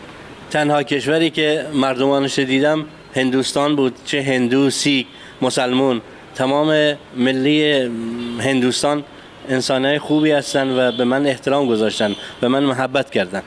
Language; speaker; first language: Persian; non-native, local second language; Kurdish